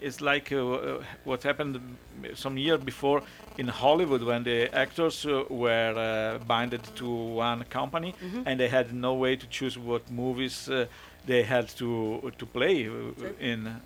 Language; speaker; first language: English; non-native, fluent; Italian